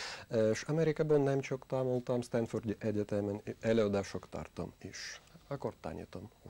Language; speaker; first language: Hungarian; non-native, learner; Russian